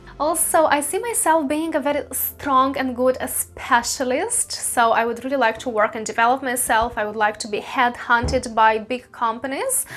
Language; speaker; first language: English; non-native, fluent; Russian